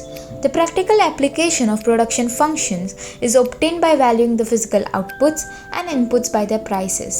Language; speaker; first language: English; non-native, local second language; Gujarati